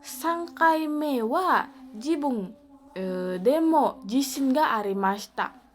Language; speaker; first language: Japanese; non-native, learner; Indonesian